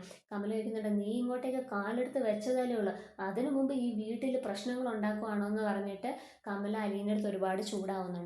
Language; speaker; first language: Malayalam; native; Malayalam